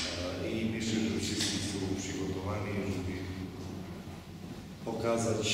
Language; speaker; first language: Polish; non-native, fluent; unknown